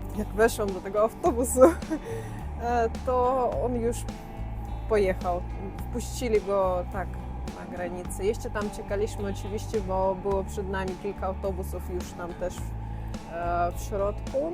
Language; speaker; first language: Polish; non-native, fluent; Russian